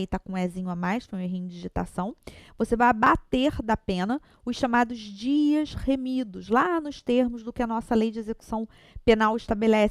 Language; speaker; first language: Portuguese; native; Portuguese